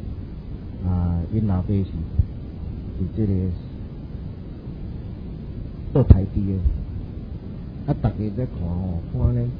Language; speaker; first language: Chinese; non-native, local second language; Min Nan Chinese